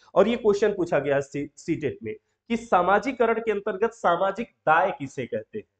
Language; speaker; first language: Hindi; native; Hindi